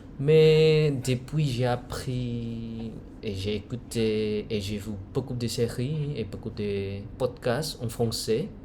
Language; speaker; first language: French; non-native, learner; Indonesian